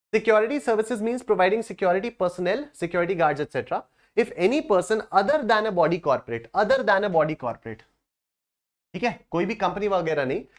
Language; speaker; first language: Hindi; native; Hindi